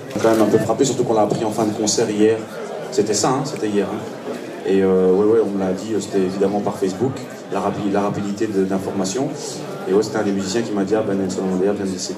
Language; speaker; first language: French; native; French